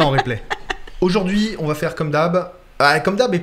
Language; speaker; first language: French; native; French